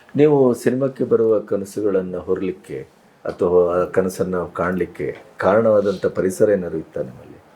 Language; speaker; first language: Kannada; non-native, local second language; Urdu